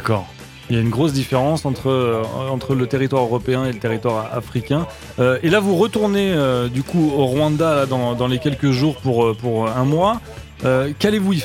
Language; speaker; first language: French; native; French